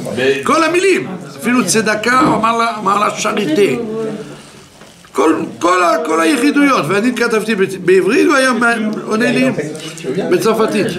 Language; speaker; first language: Hebrew; non-native, fluent; French